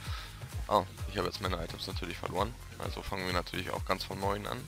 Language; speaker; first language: German; native; German